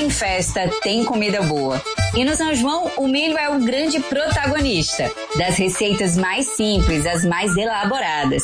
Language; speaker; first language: Portuguese; native; Portuguese